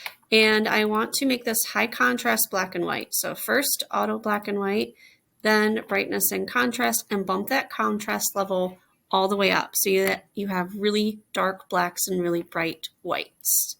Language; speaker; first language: English; native; English